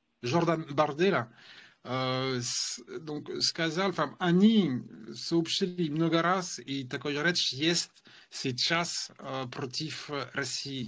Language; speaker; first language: Russian; non-native, fluent; French